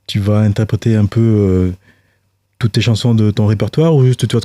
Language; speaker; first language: French; native; French